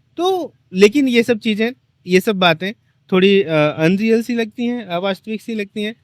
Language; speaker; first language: Hindi; native; Hindi